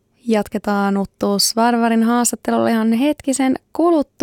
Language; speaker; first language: Finnish; native; Finnish